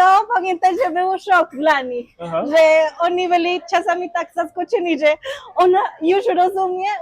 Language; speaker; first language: Polish; non-native, fluent; Spanish